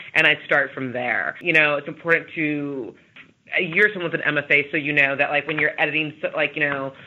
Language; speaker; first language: English; native; English